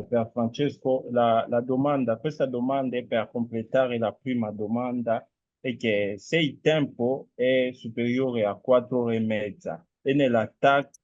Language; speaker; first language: Italian; non-native, fluent; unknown